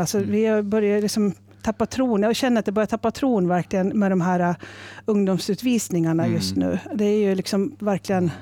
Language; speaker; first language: Swedish; native; Swedish